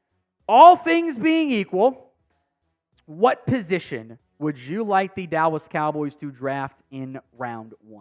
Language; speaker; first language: English; native; English